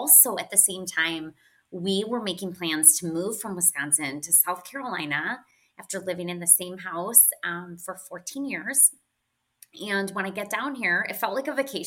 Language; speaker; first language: English; native; English